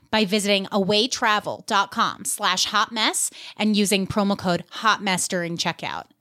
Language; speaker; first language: English; native; English